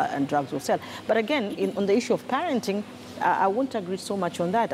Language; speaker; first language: English; non-native, local second language; Swahili